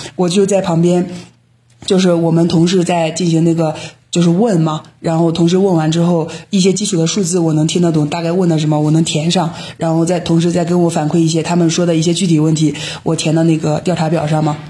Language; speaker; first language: Chinese; native; Chinese